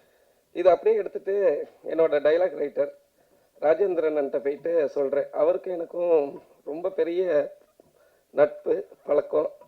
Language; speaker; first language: Tamil; native; Tamil